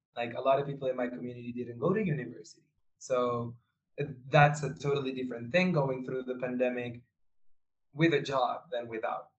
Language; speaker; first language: English; non-native, fluent; Spanish